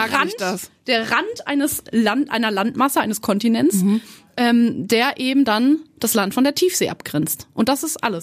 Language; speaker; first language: German; native; German